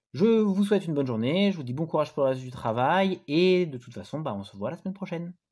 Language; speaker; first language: French; native; French